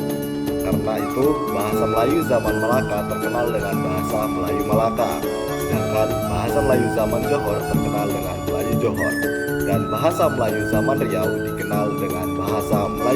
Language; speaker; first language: Indonesian; non-native, local second language; Malay